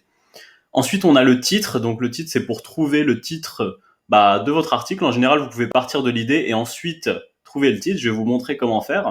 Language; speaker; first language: French; native; French